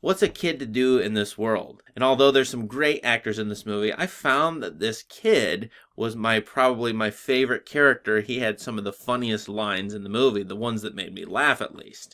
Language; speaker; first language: English; native; English